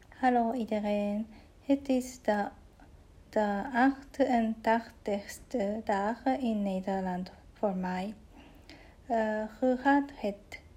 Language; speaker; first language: Dutch; non-native, learner; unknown